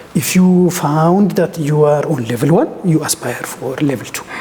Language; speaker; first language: English; non-native, local second language; Amharic